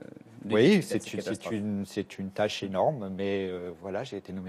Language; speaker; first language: French; native; French